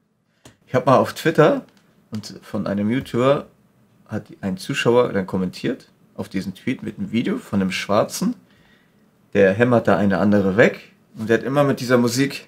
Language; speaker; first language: German; native; German